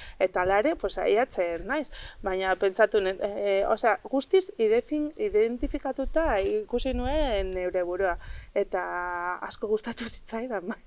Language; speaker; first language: Basque; non-native, local second language; Spanish